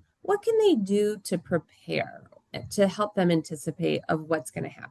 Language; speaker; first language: English; native; English